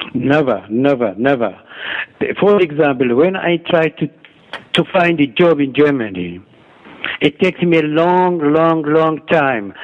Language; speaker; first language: English; non-native, learner; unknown